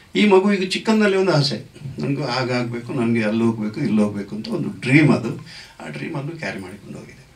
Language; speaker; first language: Kannada; non-native, local second language; Tulu